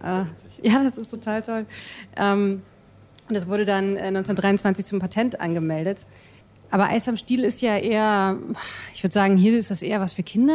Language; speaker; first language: German; native; German